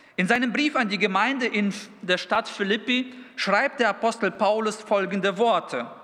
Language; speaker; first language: German; early bilingual, other home language; Russian